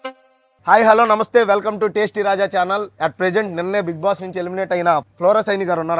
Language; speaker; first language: Telugu; native; Telugu